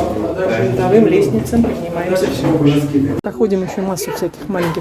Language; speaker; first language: Russian; native; Russian